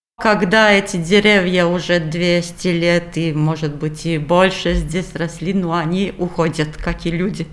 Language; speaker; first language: Russian; non-native, local second language; Latvian